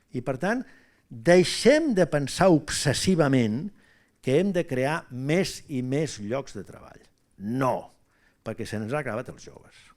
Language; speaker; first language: Catalan; native; Catalan